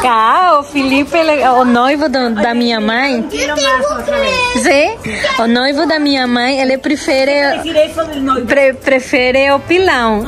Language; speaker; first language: Portuguese; non-native, fluent; Spanish